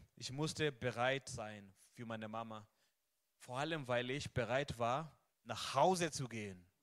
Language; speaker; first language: German; non-native, fluent; Swahili